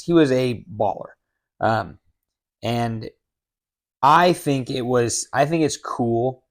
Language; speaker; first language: English; native; English